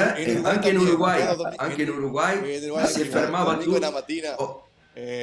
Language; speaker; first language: Italian; non-native, learner; Spanish